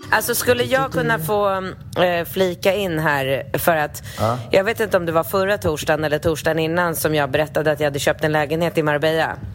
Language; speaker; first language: Swedish; early bilingual, other home language; Polish